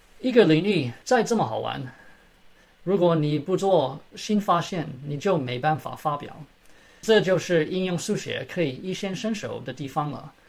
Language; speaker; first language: Chinese; early bilingual, heritage; Chinese